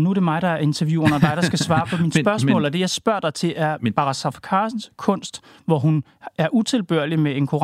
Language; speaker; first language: Danish; native; Danish